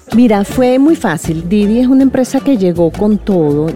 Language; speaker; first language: Spanish; native; Spanish